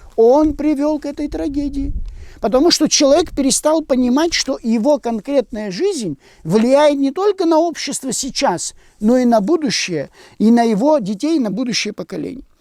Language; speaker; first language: Russian; non-native, local second language; Abkhazian